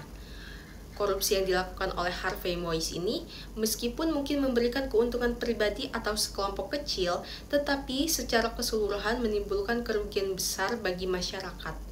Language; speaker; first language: Indonesian; native; Indonesian